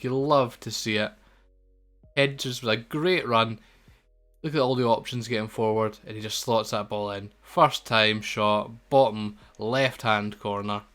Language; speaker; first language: English; native; English